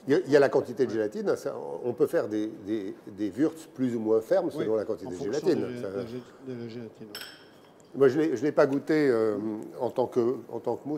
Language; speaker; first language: French; native; French